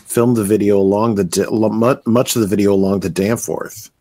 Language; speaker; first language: English; native; English